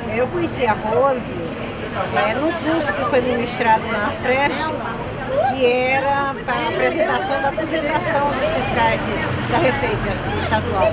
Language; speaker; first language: Portuguese; native; Portuguese